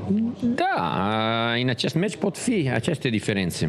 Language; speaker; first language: Romanian; non-native, learner; Italian